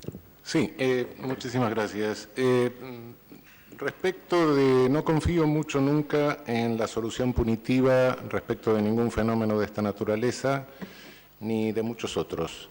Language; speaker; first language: Spanish; native; Spanish